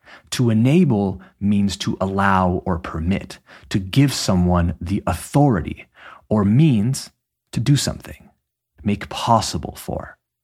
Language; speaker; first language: English; native; English